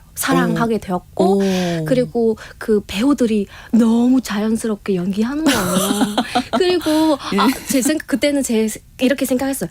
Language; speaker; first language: Korean; non-native, fluent; Vietnamese